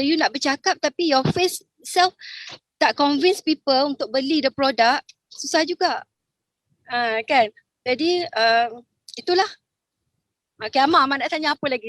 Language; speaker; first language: Malay; native; Malay